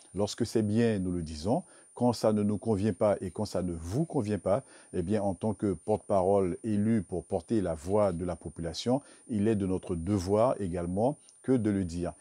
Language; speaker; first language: French; native; French